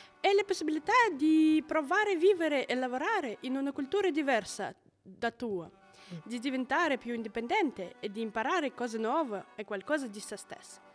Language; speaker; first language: Italian; non-native, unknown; Russian